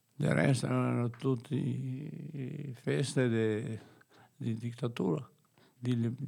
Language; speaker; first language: Italian; non-native, fluent; Albanian